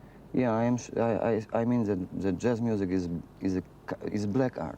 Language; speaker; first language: English; non-native, fluent; Polish